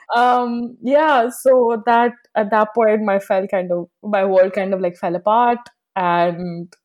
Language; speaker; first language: English; non-native, local second language; Hindi